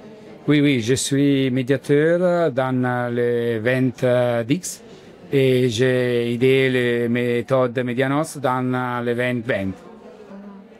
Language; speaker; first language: French; non-native, learner; Italian